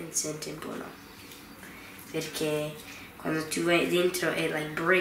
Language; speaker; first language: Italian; early bilingual, heritage; Italian